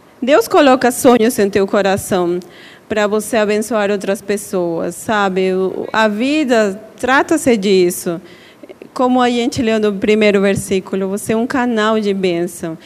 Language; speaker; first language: Portuguese; non-native, fluent; Spanish